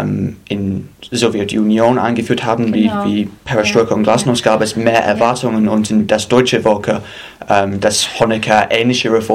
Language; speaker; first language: German; non-native, fluent; English